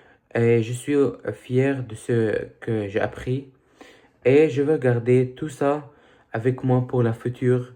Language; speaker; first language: French; early bilingual, other home language; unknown